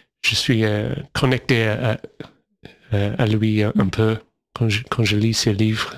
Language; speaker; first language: French; non-native, fluent; English